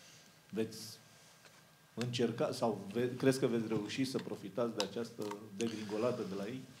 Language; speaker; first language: Romanian; native; Romanian